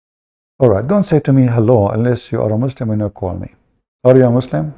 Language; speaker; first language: English; non-native, fluent; Arabic